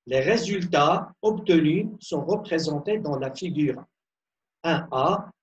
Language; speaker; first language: French; non-native, local second language; Arabic